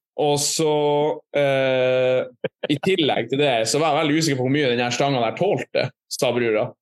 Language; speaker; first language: Norwegian; native; Norwegian